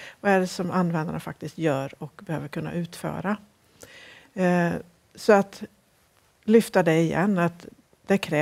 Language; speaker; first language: Swedish; native; Swedish